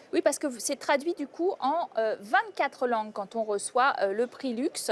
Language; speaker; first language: French; native; French